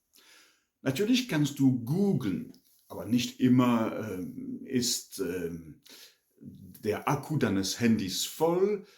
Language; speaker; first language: German; non-native, fluent; French